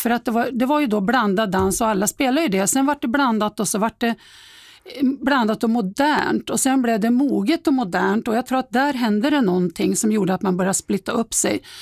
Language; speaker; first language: Swedish; native; Swedish